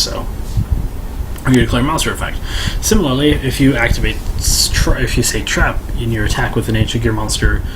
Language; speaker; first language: English; native; English